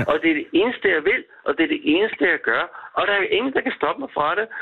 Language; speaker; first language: Danish; native; Danish